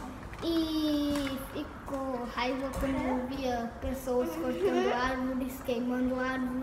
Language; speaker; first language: Portuguese; early bilingual, heritage; Portuguese